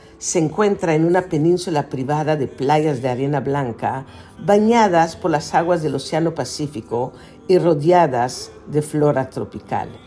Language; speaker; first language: Spanish; native; Spanish